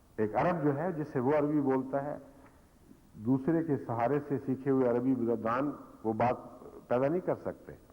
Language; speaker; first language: Urdu; native; Urdu